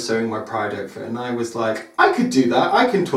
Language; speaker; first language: English; native; English